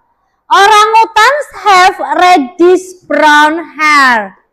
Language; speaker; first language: English; non-native, learner; Indonesian